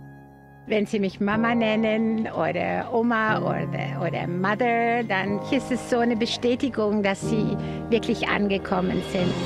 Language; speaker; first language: German; non-native, fluent; Dutch